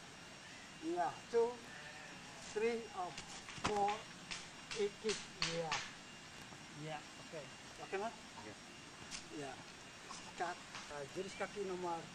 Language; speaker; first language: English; non-native, learner; Indonesian